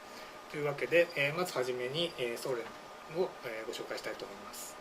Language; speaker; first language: Japanese; native; Japanese